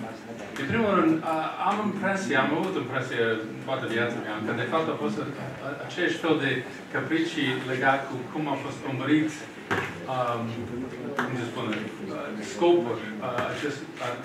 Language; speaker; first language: Romanian; non-native, fluent; English